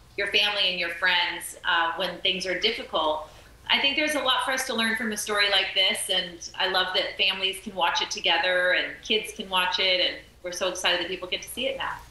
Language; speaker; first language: English; native; English